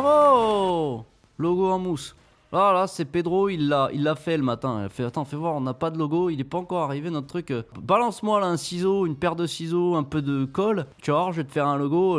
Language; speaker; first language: French; native; French